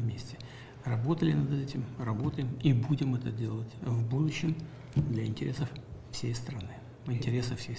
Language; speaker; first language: Russian; native; Russian